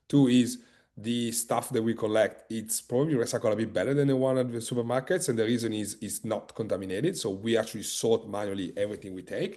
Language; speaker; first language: English; non-native, fluent; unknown